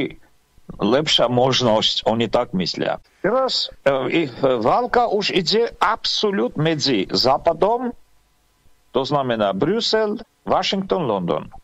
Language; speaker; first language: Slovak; non-native, fluent; Armenian